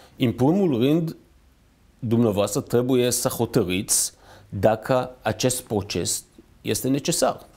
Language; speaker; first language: Romanian; non-native, fluent; Hebrew